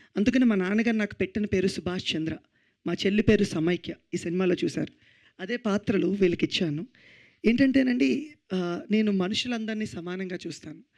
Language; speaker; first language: Telugu; native; Telugu